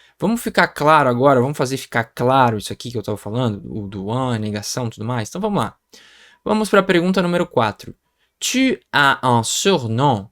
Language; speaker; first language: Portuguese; native; Portuguese